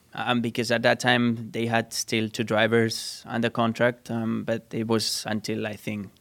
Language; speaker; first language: English; non-native, fluent; Spanish